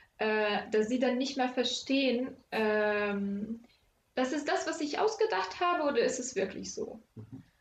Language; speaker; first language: German; non-native, fluent; Ukrainian